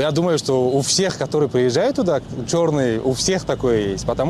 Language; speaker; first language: Russian; non-native, local second language; Tajik